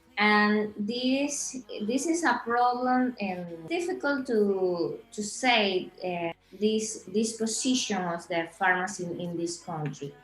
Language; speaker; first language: English; non-native, learner; Spanish